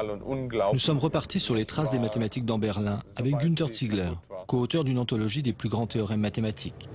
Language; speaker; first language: French; native; French